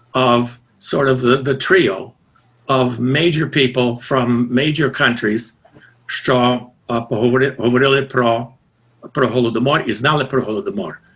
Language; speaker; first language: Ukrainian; early bilingual, heritage; Ukrainian